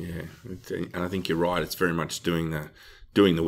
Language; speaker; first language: English; native; English